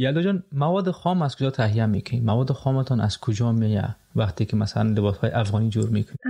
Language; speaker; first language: Persian; native; Persian